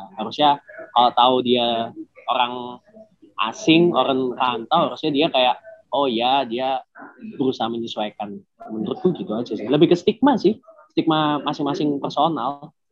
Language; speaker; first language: Indonesian; native; Indonesian